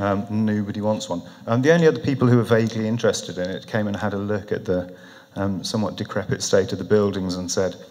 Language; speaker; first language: English; native; English